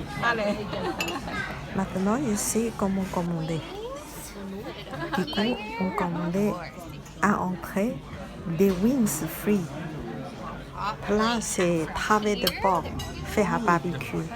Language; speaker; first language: French; non-native, learner; Chinese